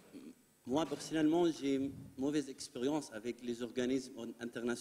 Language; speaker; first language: French; non-native, fluent; Arabic